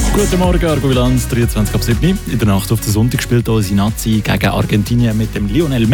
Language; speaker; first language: German; native; German